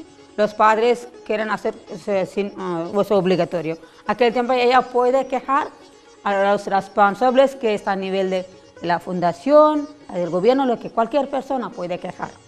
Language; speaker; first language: Spanish; non-native, learner; Telugu